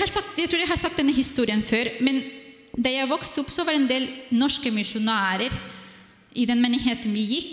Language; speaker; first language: Norwegian; non-native, fluent; Spanish